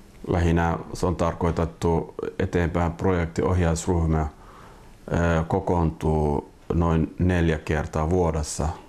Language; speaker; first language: Finnish; non-native, fluent; Somali